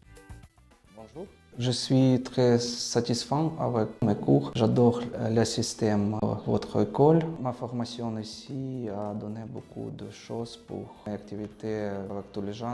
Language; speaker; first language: French; non-native, learner; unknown